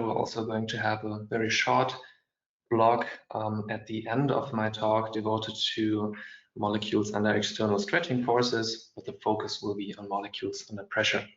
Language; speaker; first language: English; non-native, fluent; German